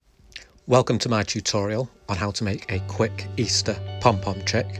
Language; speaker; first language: English; native; English